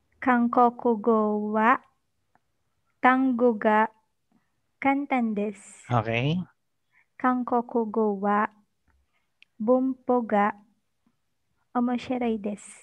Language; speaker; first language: Japanese; non-native, learner; Filipino